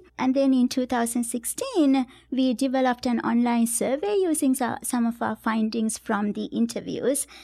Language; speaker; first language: English; non-native, local second language; Sinhala